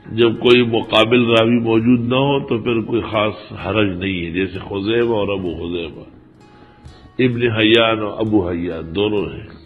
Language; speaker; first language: Urdu; non-native, local second language; Pashto